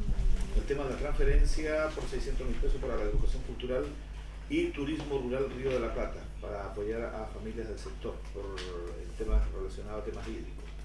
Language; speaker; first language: Spanish; native; Spanish